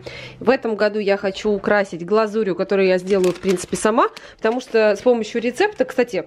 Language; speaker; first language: Russian; native; Russian